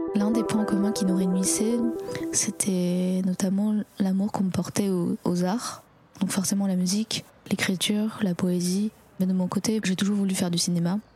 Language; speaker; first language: French; early bilingual, other home language; Chinese